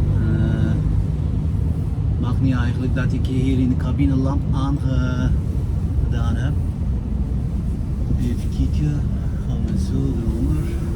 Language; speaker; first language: Dutch; non-native, fluent; Turkish